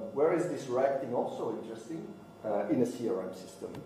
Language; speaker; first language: English; non-native, fluent; Dutch